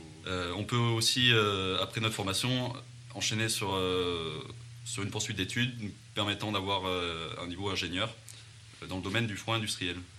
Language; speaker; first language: French; native; French